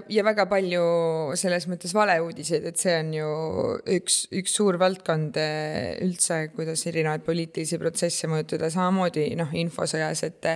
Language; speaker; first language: Estonian; native; Estonian